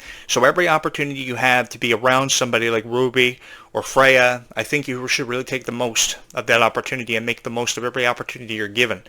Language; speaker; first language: English; native; English